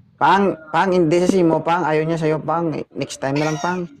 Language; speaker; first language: Filipino; non-native, local second language; Hiligaynon